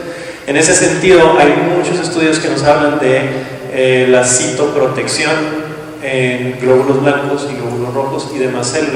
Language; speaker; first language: Spanish; native; Spanish